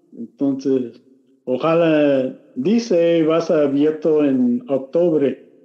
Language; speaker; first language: Spanish; non-native, learner; English